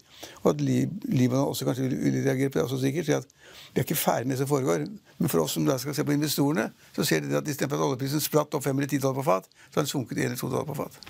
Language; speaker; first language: Norwegian; native; Norwegian